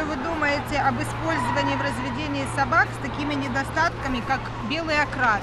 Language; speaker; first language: Russian; native; Russian